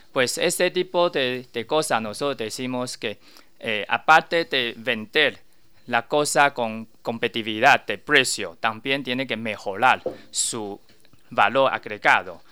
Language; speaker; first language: Spanish; non-native, learner; Chinese